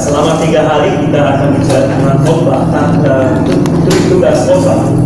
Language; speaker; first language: Indonesian; non-native, fluent; English